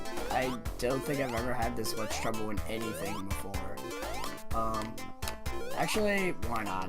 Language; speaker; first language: English; native; English